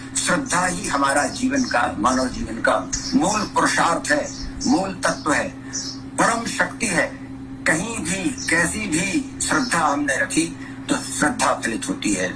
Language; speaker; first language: Hindi; native; Hindi